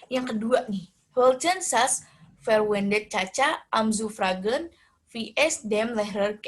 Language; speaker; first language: German; non-native, learner; Indonesian